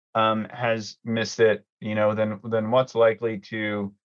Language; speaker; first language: English; early bilingual, other home language; Greek